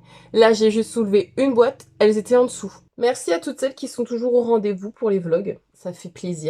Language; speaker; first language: French; native; French